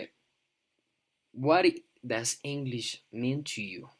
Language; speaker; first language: English; non-native, fluent; Spanish